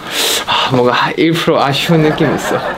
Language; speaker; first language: Korean; non-native, fluent; Thai